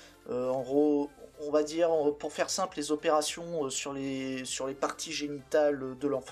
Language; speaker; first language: French; native; French